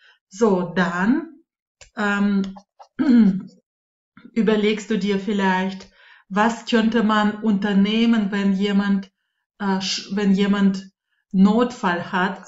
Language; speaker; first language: German; non-native, fluent; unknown